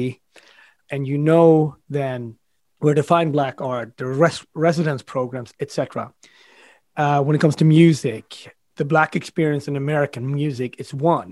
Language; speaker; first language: English; non-native, fluent; Swedish